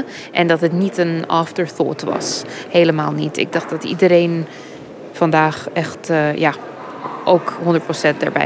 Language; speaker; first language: Dutch; non-native, fluent; English